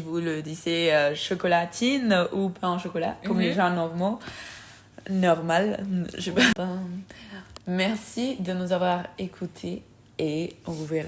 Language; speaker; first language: French; non-native, fluent; Spanish